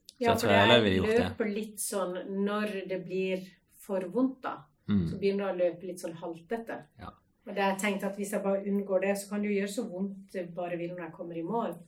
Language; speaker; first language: Norwegian; native; Norwegian